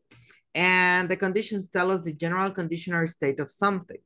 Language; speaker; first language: English; non-native, fluent; Spanish